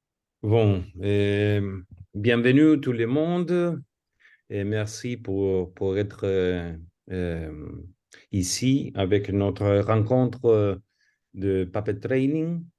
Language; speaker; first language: French; non-native, fluent; Spanish